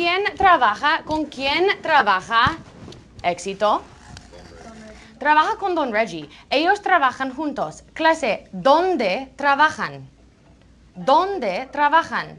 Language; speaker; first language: Spanish; non-native, fluent; English